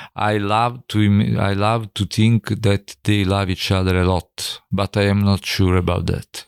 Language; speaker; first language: English; non-native, fluent; Italian